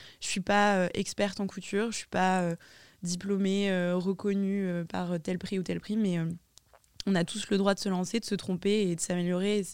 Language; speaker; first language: French; native; French